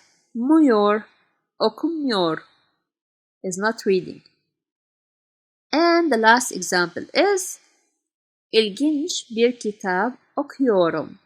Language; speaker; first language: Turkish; non-native, fluent; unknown